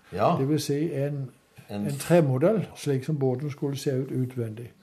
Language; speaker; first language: Norwegian; native; Norwegian